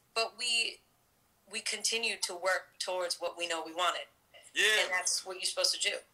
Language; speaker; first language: English; native; English